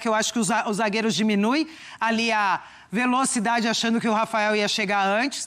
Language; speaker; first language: Portuguese; native; Portuguese